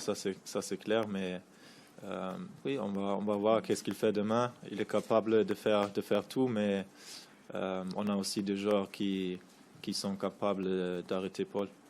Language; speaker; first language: French; non-native, fluent; German